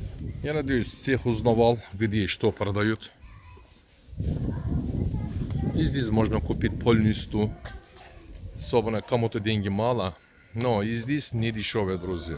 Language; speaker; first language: Russian; non-native, learner; Turkish